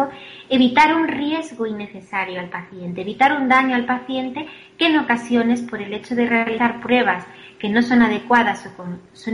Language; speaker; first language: Spanish; native; Spanish